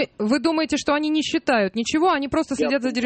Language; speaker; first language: Russian; native; Russian